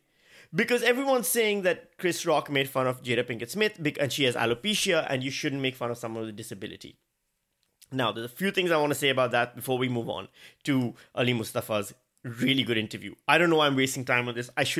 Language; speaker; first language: English; non-native, local second language; Urdu